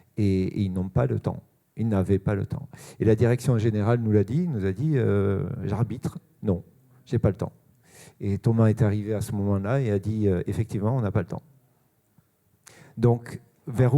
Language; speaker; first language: French; native; French